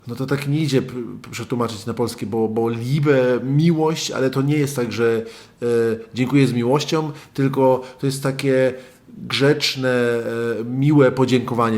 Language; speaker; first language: Polish; early bilingual, other home language; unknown